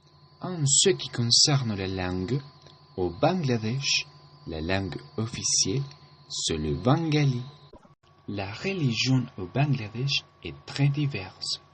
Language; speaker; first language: French; non-native, learner; Spanish